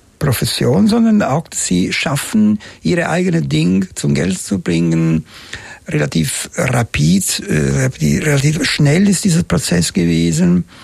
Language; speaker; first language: German; non-native, local second language; Italian